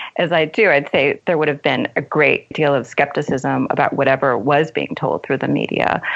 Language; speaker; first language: English; native; English